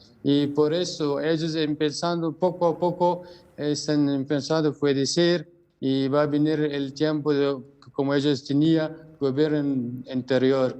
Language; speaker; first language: Spanish; non-native, learner; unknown